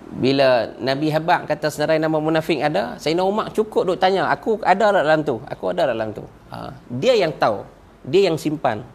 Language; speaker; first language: Malay; native; Malay